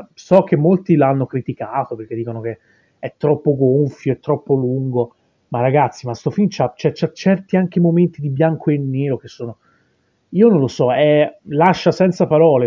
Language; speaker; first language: Italian; native; Italian